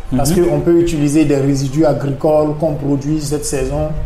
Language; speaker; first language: French; non-native, local second language; Mossi